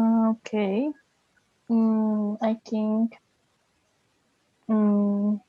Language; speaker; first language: English; non-native, learner; Spanish